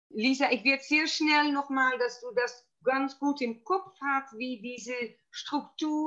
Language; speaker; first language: German; non-native, fluent; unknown